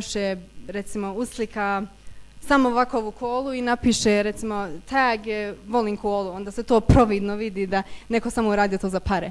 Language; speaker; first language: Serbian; early bilingual, heritage; Bosnian